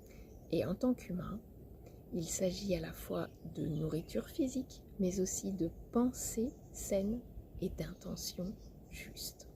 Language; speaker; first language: French; native; French